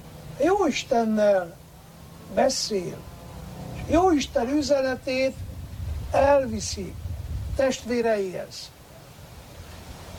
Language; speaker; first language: Hungarian; native; Hungarian